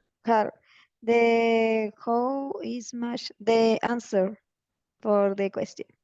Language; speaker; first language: English; non-native, learner; Spanish